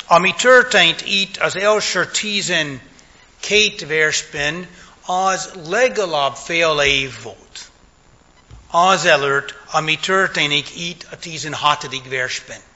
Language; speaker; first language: Hungarian; non-native, fluent; English